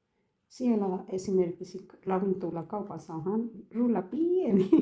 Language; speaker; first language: Finnish; non-native, learner; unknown